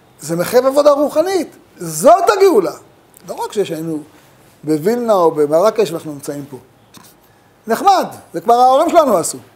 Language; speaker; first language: Hebrew; native; Hebrew